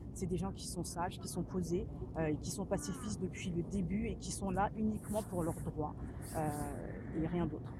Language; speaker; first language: French; native; French